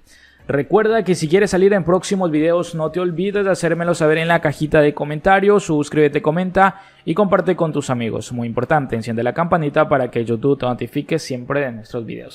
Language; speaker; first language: Spanish; native; Spanish